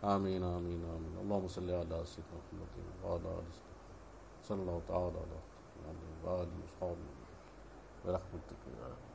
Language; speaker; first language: Urdu; native; Urdu